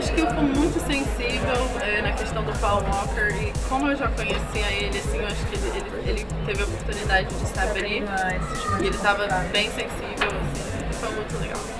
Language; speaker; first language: Portuguese; native; Portuguese